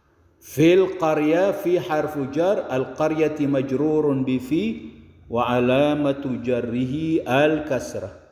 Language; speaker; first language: Arabic; non-native, fluent; Filipino